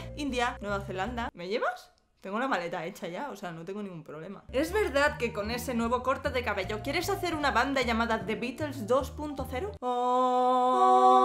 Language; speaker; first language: Spanish; native; Spanish